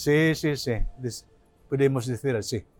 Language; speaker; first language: Spanish; non-native, learner; Cebuano